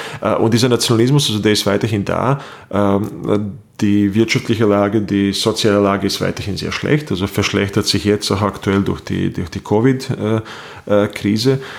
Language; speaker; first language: German; non-native, fluent; Bosnian